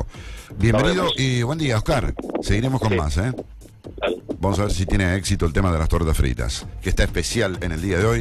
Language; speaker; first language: Spanish; native; Spanish